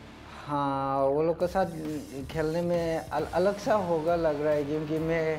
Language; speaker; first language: Hindi; non-native, local second language; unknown